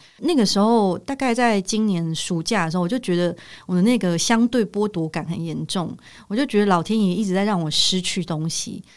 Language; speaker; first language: Chinese; native; Chinese